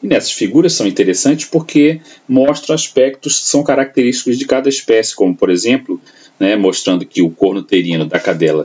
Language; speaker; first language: Portuguese; native; Portuguese